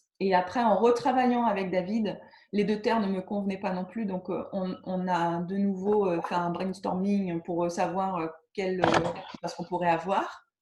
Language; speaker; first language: French; native; French